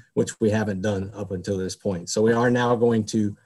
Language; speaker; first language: English; native; English